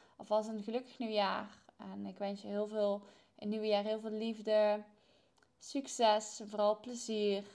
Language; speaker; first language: Dutch; native; Dutch